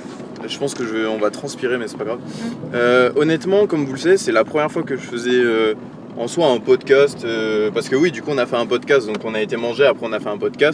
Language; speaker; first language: French; native; French